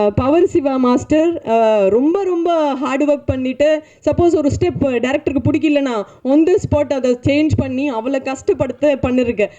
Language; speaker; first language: Tamil; non-native, fluent; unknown